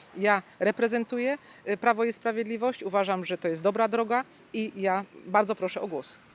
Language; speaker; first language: Polish; native; Polish